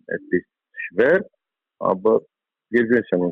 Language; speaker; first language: German; non-native, learner; Romanian